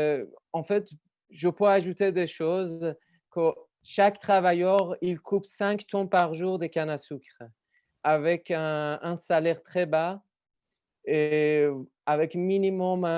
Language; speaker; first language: French; non-native, learner; Persian